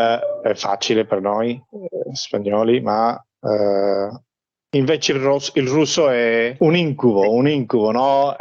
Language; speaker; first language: Italian; non-native, fluent; Spanish